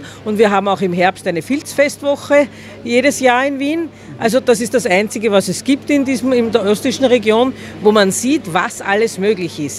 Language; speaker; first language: German; native; German